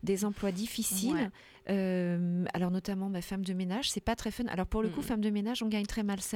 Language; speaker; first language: French; native; French